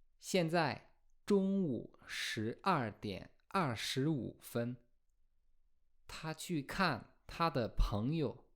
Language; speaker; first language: Chinese; non-native, fluent; Polish